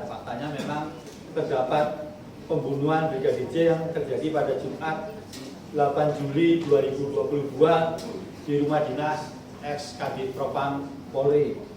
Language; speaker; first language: Indonesian; native; Indonesian